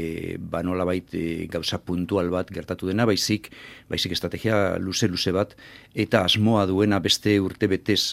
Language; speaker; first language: Basque; native; Basque